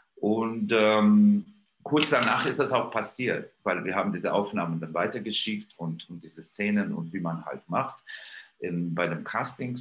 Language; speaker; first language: German; non-native, fluent; Georgian